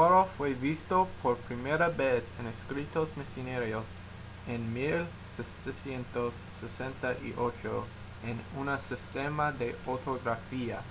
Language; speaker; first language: Spanish; non-native, learner; English